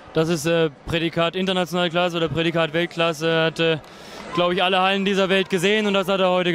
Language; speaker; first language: German; native; German